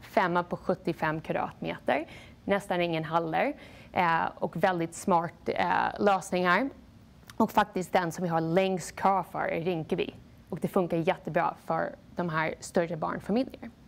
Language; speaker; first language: Swedish; non-native, fluent; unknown